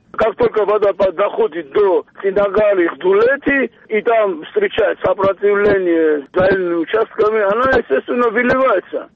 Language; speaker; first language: Russian; non-native, local second language; Georgian